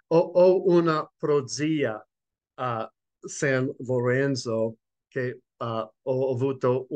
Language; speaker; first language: Italian; non-native, learner; English